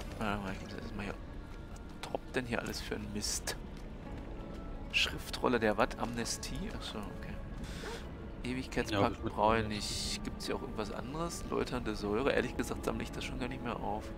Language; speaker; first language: German; native; German